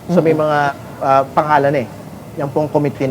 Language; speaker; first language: Filipino; native; Filipino